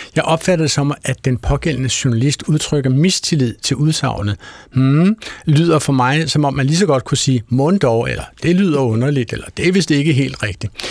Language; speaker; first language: Danish; native; Danish